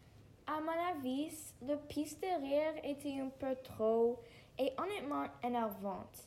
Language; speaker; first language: French; non-native, learner; English